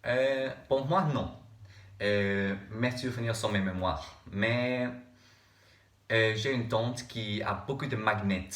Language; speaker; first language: French; non-native, learner; English